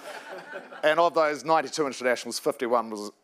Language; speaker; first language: English; native; English